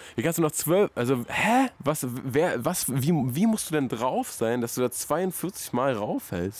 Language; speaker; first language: German; native; German